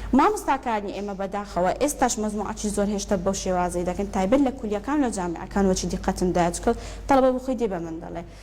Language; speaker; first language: Central Kurdish; early bilingual, heritage; Central Kurdish